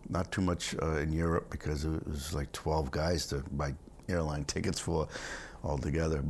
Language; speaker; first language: English; native; English